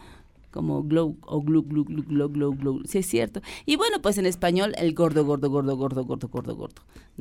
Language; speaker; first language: Spanish; native; Spanish